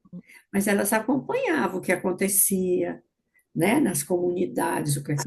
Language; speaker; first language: Portuguese; native; Portuguese